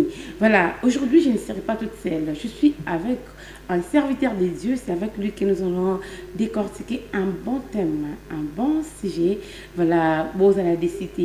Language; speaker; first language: French; non-native, local second language; Lingala